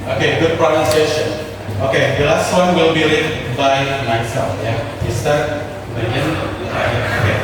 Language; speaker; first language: English; non-native, fluent; Indonesian